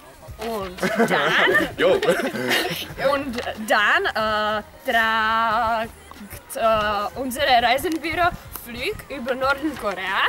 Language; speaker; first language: German; non-native, learner; Czech